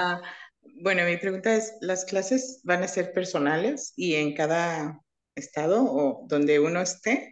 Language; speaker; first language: Spanish; early bilingual, other home language; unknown